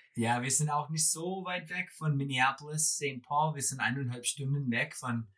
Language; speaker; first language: German; non-native, fluent; English